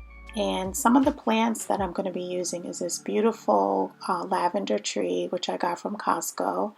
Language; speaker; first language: English; native; English